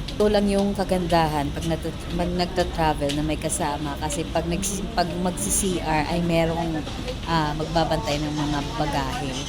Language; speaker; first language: Filipino; non-native, local second language; Hiligaynon